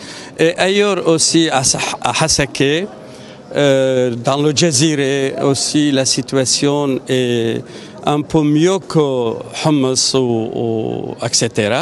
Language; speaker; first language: French; non-native, fluent; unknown